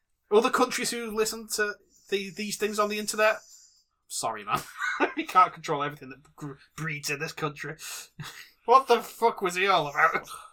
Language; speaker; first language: English; native; English